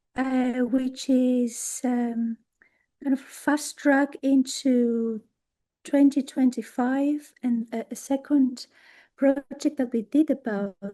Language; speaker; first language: English; non-native, fluent; Greek